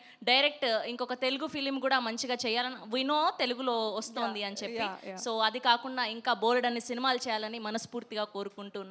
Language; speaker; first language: Telugu; native; Telugu